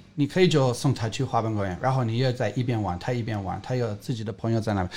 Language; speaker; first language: Chinese; non-native, fluent; English